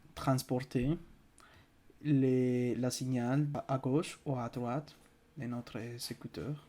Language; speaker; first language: French; non-native, fluent; Spanish